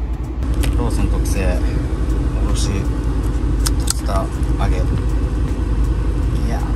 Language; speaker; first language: Japanese; native; Japanese